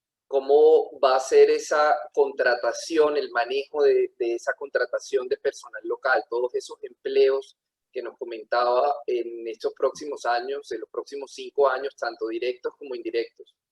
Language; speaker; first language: Spanish; native; Spanish